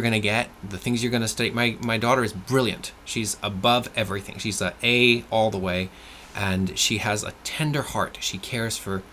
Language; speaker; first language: English; non-native, fluent; French